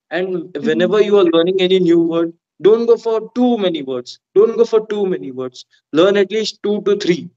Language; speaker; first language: English; non-native, local second language; Hindi